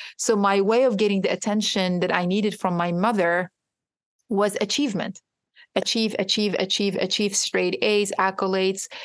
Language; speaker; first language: English; non-native, fluent; Arabic